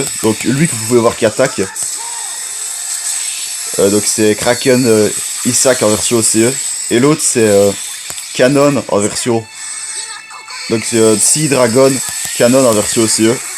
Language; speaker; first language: French; native; French